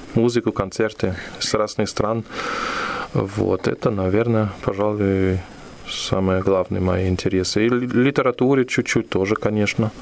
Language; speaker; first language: Russian; non-native, fluent; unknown